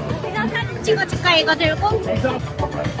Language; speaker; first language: Korean; native; Korean